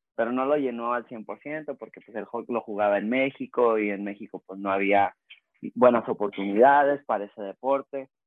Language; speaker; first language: Spanish; native; Spanish